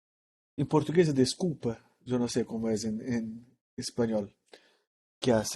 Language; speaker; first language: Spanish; non-native, learner; Portuguese